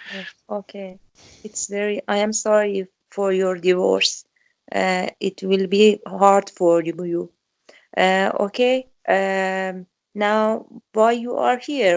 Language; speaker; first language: English; non-native, learner; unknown